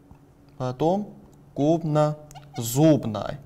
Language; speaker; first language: Russian; non-native, learner; Chinese